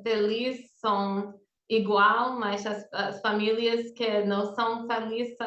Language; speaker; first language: Portuguese; non-native, fluent; English